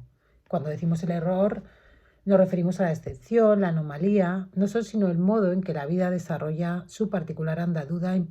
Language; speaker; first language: Spanish; native; Spanish